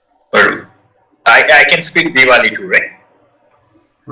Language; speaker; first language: English; non-native, learner; Telugu